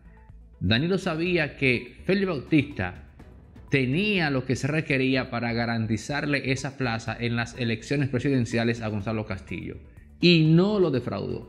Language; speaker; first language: Spanish; native; Spanish